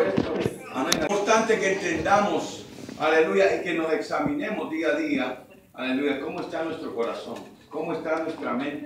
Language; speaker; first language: Spanish; native; Spanish